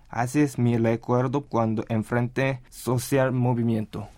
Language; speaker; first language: Spanish; non-native, learner; Korean